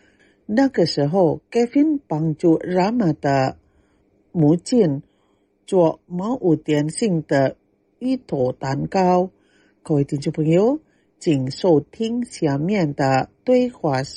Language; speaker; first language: Chinese; non-native, fluent; Indonesian